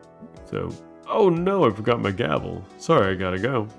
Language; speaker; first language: English; native; English